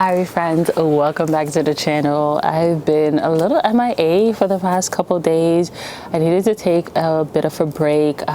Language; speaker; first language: English; native; English